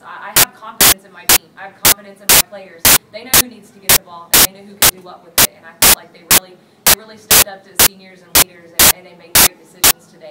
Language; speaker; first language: English; native; English